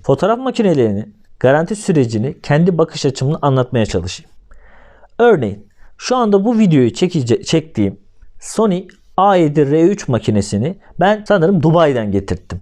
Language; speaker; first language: Turkish; native; Turkish